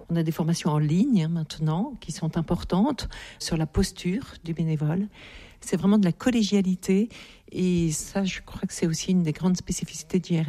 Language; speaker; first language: French; native; French